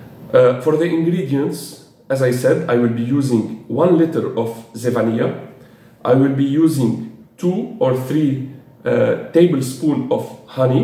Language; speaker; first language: English; non-native, fluent; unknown